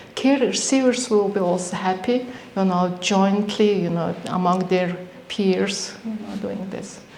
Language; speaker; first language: English; non-native, fluent; Mongolian